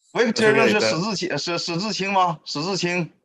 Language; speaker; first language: Chinese; native; Chinese